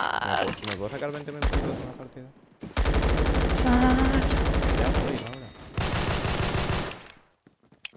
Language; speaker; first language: Spanish; native; Spanish